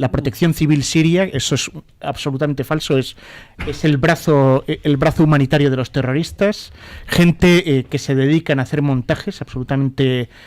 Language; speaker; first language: Spanish; native; Spanish